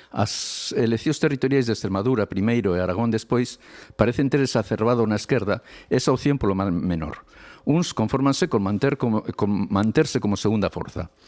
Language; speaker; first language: Galician; non-native, local second language; Spanish